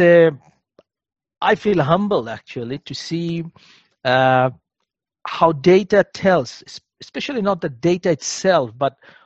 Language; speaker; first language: English; non-native, local second language; Bangla